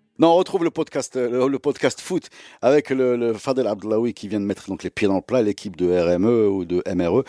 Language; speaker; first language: French; non-native, local second language; Arabic